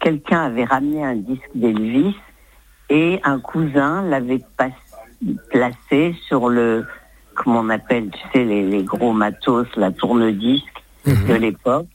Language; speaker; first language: French; native; French